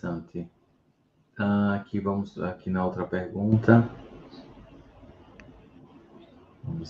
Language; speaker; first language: Spanish; non-native, learner; Portuguese